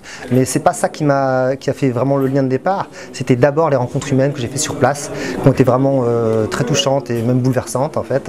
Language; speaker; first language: French; native; French